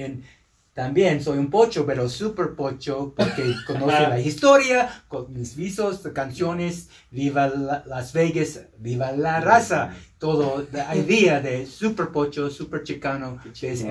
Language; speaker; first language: Spanish; non-native, local second language; English